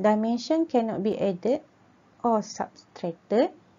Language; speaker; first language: English; non-native, local second language; Malay